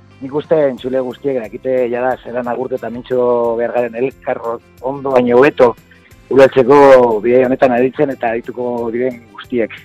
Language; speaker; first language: Basque; non-native, local second language; Spanish